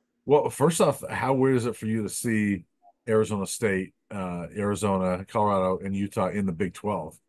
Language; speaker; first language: English; native; English